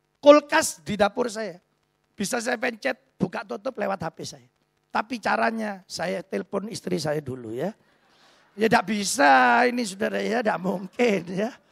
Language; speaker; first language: Indonesian; native; Indonesian